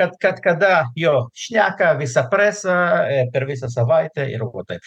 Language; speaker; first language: Lithuanian; non-native, local second language; Russian